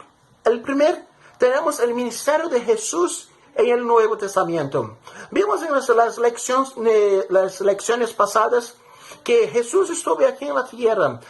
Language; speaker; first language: Spanish; non-native, fluent; Portuguese